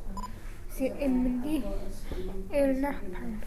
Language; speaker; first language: French; non-native, learner; English